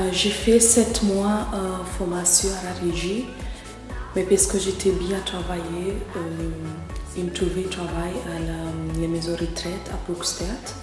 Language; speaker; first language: French; non-native, learner; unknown